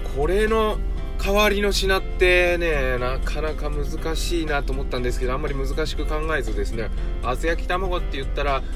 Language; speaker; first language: Japanese; native; Japanese